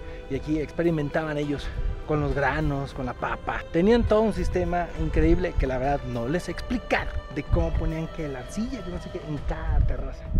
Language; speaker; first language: Spanish; native; Spanish